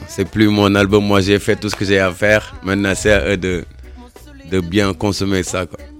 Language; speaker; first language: French; non-native, local second language; Wolof